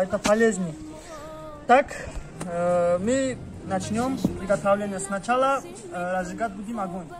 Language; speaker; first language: Russian; non-native, local second language; Tajik